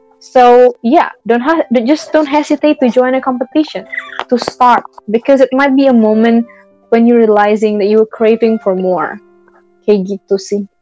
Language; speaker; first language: English; non-native, fluent; Indonesian